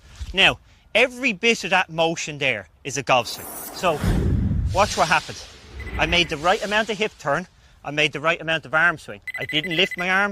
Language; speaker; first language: English; native; English